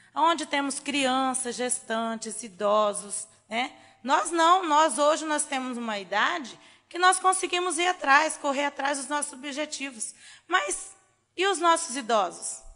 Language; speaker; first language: Portuguese; native; Portuguese